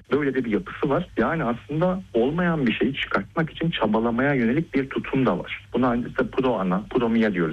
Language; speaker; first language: Turkish; native; Turkish